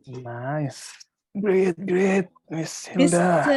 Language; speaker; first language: English; non-native, learner; Indonesian